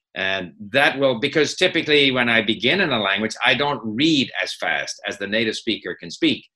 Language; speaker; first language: English; native; English